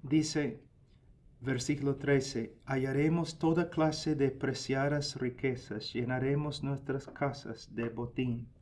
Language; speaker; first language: Spanish; non-native, fluent; English